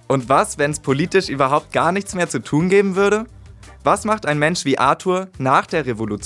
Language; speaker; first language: German; native; German